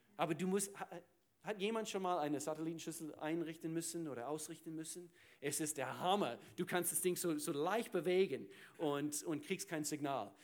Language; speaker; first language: German; non-native, fluent; English